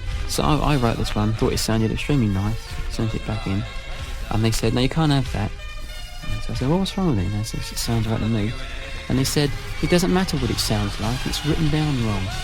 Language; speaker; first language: English; native; English